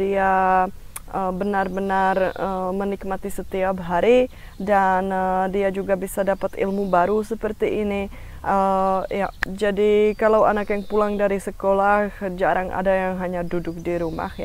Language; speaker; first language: Indonesian; non-native, fluent; Czech